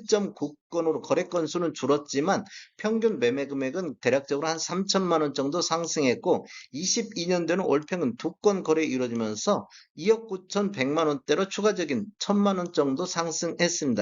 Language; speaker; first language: Korean; native; Korean